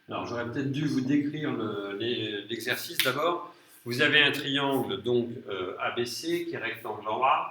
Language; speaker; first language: French; native; French